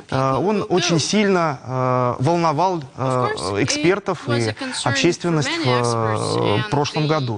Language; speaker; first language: Russian; native; Russian